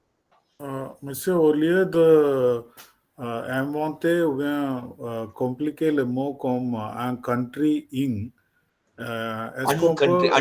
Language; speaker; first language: French; non-native, learner; Tamil